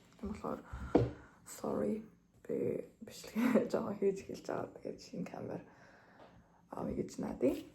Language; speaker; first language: Mongolian; early bilingual, heritage; Mongolian